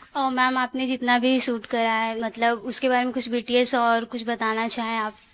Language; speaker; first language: Hindi; native; Hindi